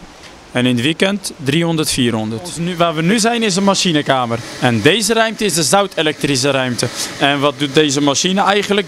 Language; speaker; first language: Dutch; native; Dutch